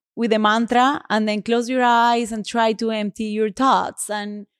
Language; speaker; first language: English; non-native, fluent; Spanish